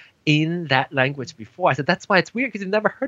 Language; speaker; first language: English; non-native, local second language; Min Nan Chinese